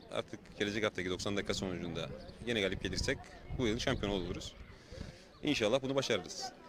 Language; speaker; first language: Turkish; native; Turkish